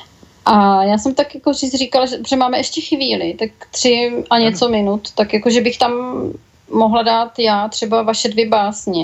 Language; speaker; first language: Czech; native; Czech